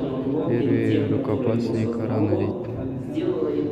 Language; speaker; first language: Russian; non-native, local second language; Kyrgyz